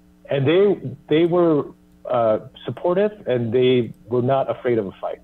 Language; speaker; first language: English; early bilingual, other home language; Korean